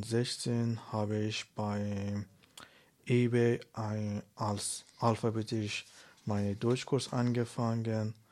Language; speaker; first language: German; non-native, learner; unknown